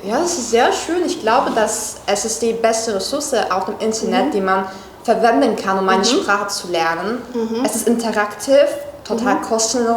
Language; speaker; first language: German; non-native, fluent; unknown